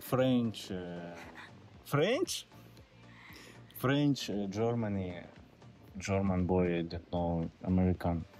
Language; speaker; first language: English; non-native, learner; Russian